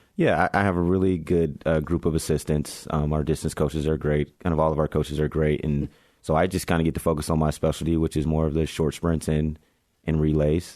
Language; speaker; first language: English; native; English